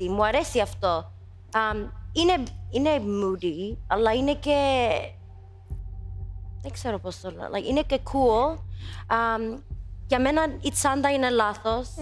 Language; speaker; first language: Greek; early bilingual, heritage; English